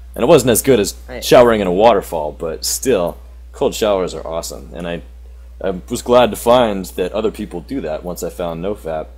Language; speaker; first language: English; native; English